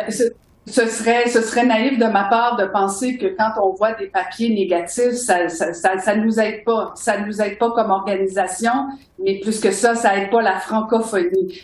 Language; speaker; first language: French; native; French